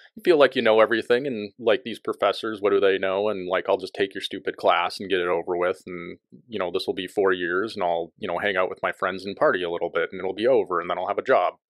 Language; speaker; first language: English; native; English